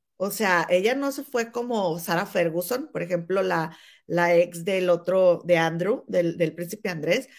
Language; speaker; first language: Spanish; native; Spanish